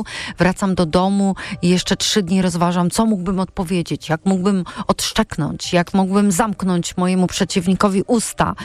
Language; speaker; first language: Polish; native; Polish